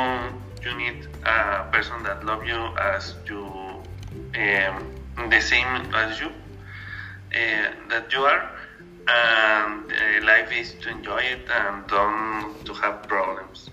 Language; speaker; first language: English; non-native, learner; Spanish